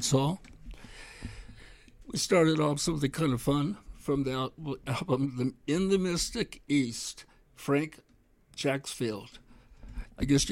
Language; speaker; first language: English; native; English